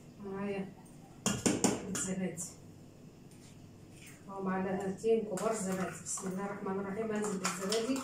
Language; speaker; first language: Arabic; native; Arabic